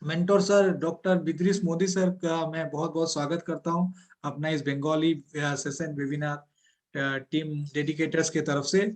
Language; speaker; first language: Hindi; non-native, local second language; Bangla